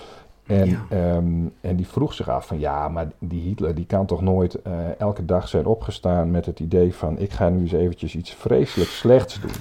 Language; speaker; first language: Dutch; native; Dutch